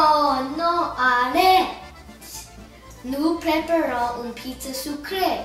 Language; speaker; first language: French; non-native, learner; English